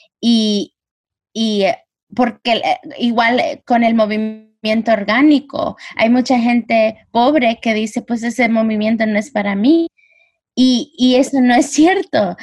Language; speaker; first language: Spanish; early bilingual, heritage; Spanish